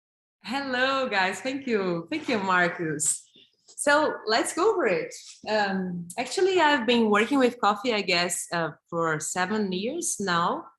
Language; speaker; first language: English; non-native, fluent; Portuguese